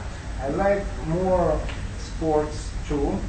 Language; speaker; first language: English; non-native, learner; Russian